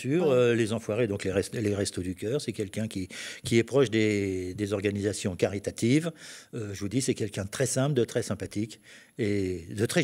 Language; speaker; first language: French; native; French